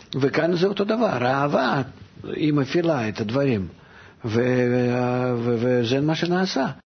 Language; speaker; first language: Hebrew; non-native, fluent; Russian